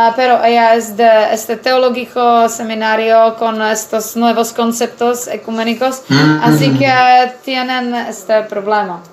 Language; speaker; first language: Spanish; non-native, learner; Czech